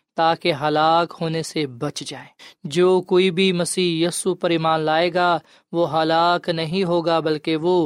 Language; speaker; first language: Urdu; non-native, local second language; Punjabi